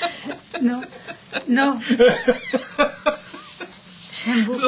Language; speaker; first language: French; non-native, fluent; Dutch